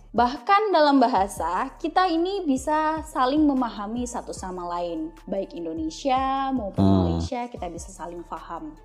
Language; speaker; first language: Indonesian; native; Indonesian